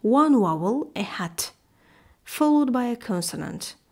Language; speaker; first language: English; non-native, fluent; Azerbaijani